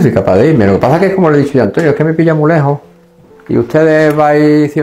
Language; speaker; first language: Spanish; native; Spanish